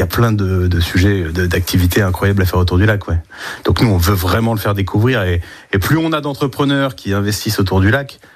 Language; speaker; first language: French; native; French